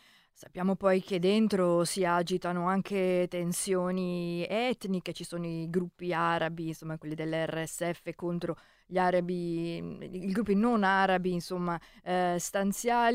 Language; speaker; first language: Italian; native; Italian